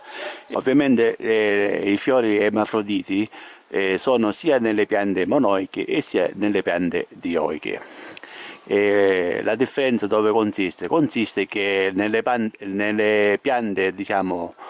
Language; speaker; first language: Italian; native; Italian